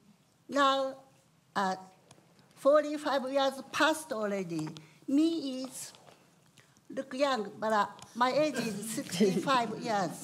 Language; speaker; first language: English; non-native, learner; Japanese